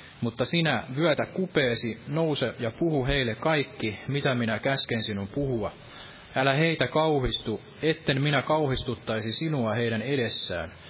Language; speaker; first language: Finnish; native; Finnish